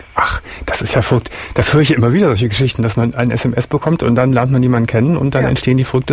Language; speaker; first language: German; native; German